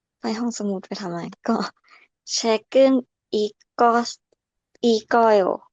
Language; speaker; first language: Korean; non-native, learner; Thai